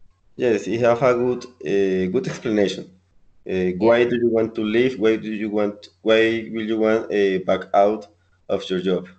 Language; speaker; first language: English; non-native, learner; Spanish